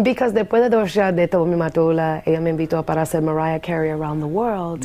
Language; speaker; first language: Spanish; early bilingual, heritage; English